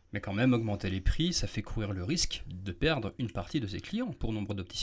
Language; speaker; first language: French; native; French